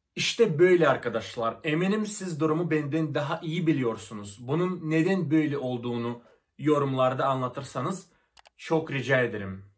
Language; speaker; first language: Turkish; non-native, fluent; Russian